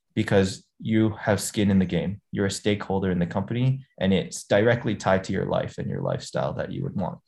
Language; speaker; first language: English; native; English